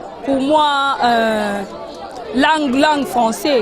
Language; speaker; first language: French; non-native, local second language; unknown